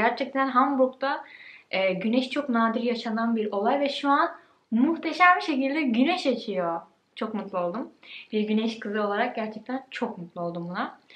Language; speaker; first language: Turkish; early bilingual, heritage; Turkish